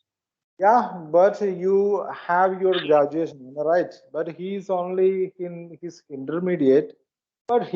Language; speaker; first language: English; non-native, learner; Malayalam